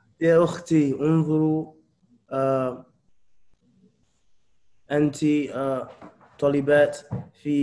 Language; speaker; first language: Arabic; non-native, learner; English